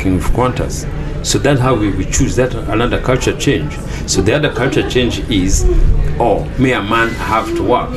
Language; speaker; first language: English; non-native, local second language; Kinyarwanda